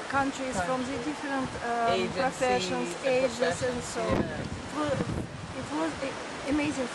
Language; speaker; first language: English; non-native, fluent; Russian